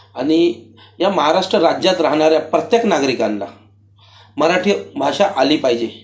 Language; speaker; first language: Marathi; non-native, local second language; Urdu